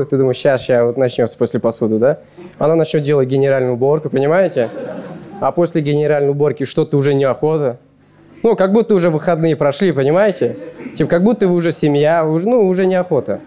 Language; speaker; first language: Russian; native; Russian